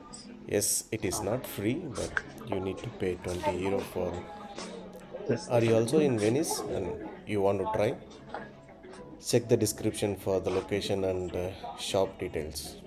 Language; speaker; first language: English; non-native, local second language; Tamil